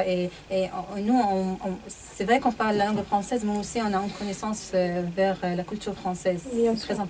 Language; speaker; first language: French; non-native, fluent; Arabic